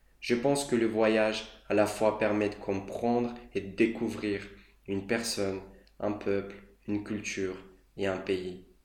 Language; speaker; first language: French; non-native, fluent; Romanian